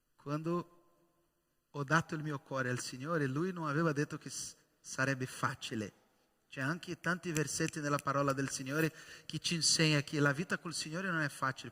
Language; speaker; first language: Italian; non-native, fluent; Portuguese